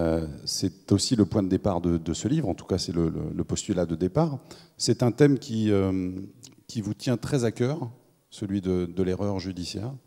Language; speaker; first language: French; native; French